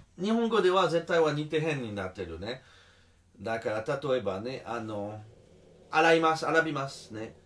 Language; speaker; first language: Japanese; non-native, learner; French